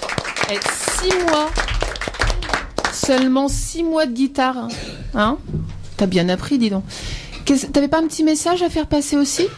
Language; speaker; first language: French; native; French